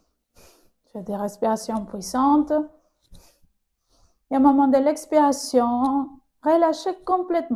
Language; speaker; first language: French; native; French